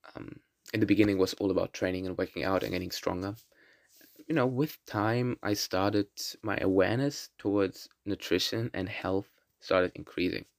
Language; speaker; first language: English; non-native, fluent; German